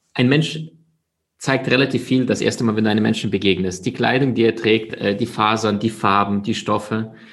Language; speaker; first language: German; early bilingual, other home language; Russian